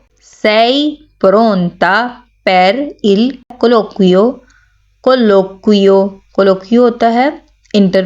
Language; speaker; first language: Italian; non-native, fluent; Urdu